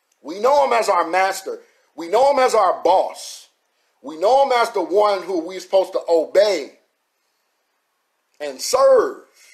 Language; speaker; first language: English; native; English